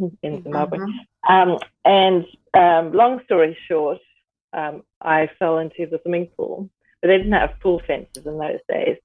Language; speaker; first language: English; native; English